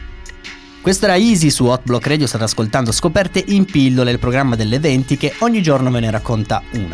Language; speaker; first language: Italian; native; Italian